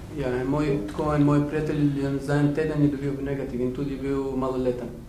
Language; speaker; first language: Slovenian; non-native, learner; Albanian